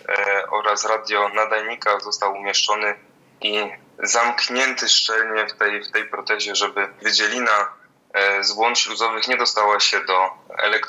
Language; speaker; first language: Polish; native; Polish